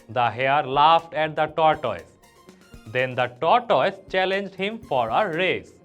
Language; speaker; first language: English; non-native, local second language; Bangla